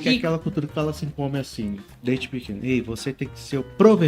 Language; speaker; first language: Portuguese; native; Portuguese